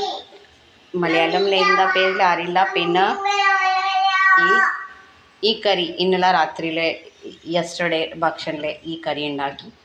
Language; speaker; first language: Malayalam; non-native, learner; Hindi